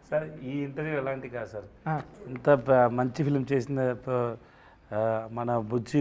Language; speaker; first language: Telugu; non-native, local second language; Tamil